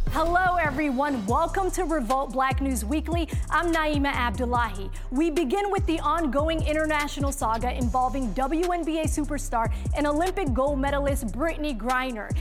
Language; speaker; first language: English; non-native, fluent; Somali